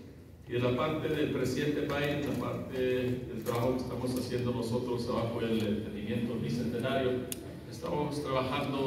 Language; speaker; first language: Spanish; early bilingual, heritage; English